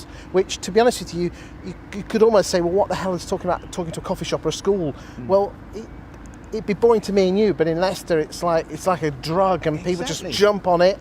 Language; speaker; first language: English; native; English